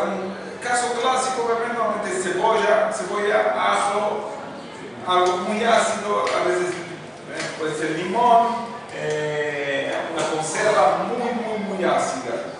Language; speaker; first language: Spanish; non-native, fluent; Portuguese